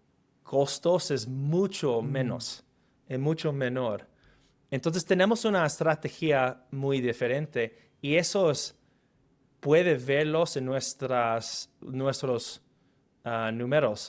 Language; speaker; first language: Spanish; non-native, fluent; English